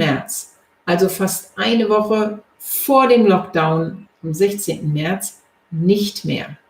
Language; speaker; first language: German; native; German